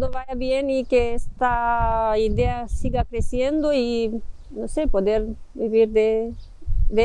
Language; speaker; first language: Spanish; non-native, fluent; Romanian